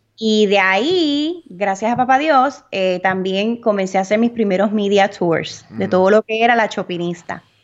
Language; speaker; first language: Spanish; early bilingual, heritage; Spanish